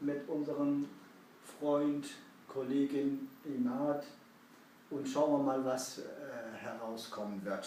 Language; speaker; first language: German; early bilingual, other home language; Kurdish